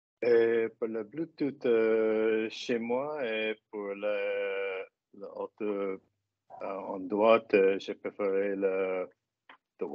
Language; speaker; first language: French; non-native, learner; English